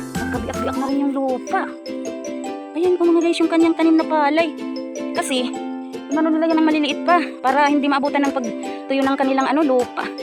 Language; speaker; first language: Filipino; non-native, local second language; Waray